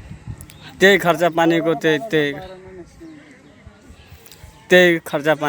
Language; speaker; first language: Nepali; non-native, local second language; Bhojpuri